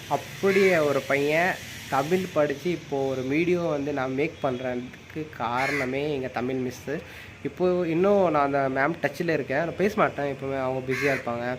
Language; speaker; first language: Tamil; non-native, local second language; Hindi